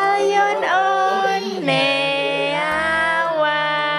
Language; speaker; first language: Finnish; non-native, learner; Indonesian